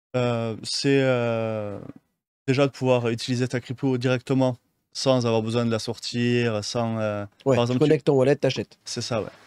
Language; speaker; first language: French; native; French